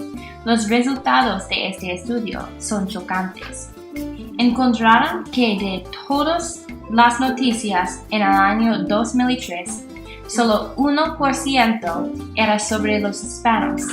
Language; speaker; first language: Spanish; non-native, learner; English